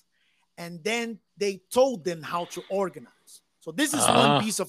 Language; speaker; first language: English; non-native, fluent; Portuguese